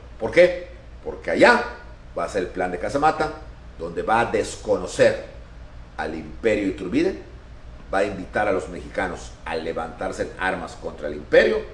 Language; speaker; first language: Spanish; native; Spanish